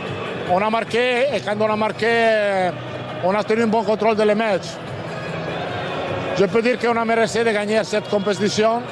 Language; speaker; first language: French; non-native, learner; Italian